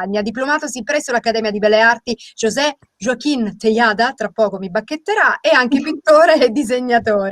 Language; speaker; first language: Italian; native; Italian